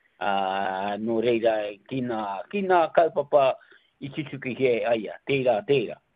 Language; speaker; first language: Māori; native; Māori